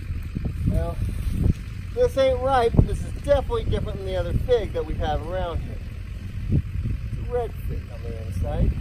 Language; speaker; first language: English; native; English